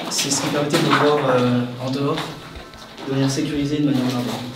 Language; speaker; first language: French; native; French